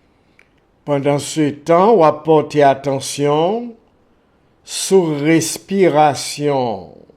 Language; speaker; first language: French; non-native, local second language; Haitian Creole